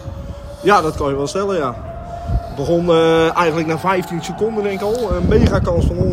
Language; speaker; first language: Dutch; native; Dutch